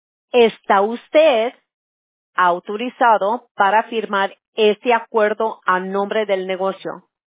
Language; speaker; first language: Spanish; early bilingual, heritage; Spanish